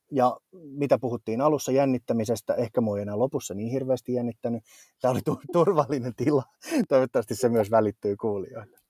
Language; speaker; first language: Finnish; native; Finnish